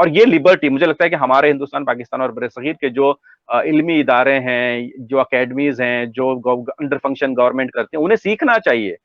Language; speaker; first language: Urdu; native; Urdu